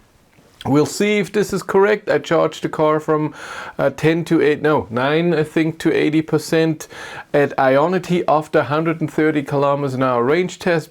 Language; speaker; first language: English; non-native, fluent; German